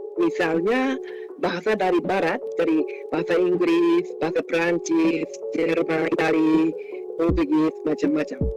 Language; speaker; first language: Malay; non-native, fluent; Japanese